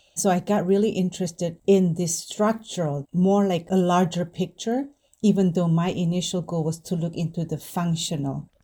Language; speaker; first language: English; non-native, fluent; Indonesian